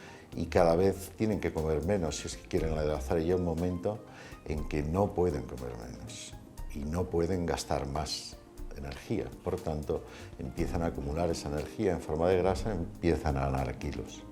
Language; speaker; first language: Spanish; native; Spanish